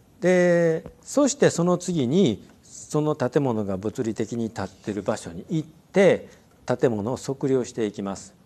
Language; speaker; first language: Japanese; native; Japanese